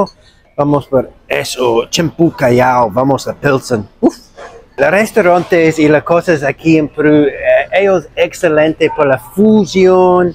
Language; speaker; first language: Spanish; non-native, learner; English